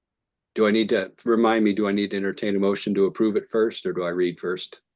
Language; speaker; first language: English; native; English